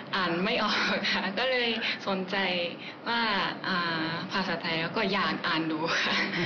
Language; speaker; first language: Thai; non-native, fluent; Japanese